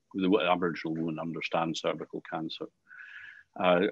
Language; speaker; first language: English; native; English